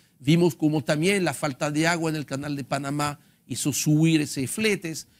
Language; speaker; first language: Spanish; non-native, fluent; French